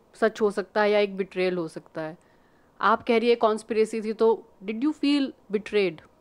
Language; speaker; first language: Hindi; native; Hindi